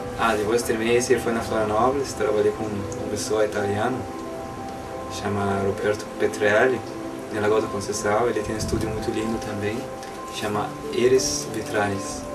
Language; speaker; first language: Portuguese; non-native, learner; Arabic